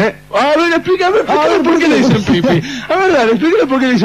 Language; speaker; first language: Spanish; native; Spanish